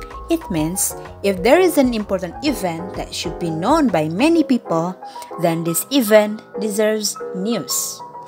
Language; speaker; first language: English; non-native, fluent; Indonesian